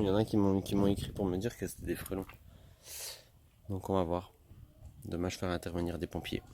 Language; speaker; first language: French; native; French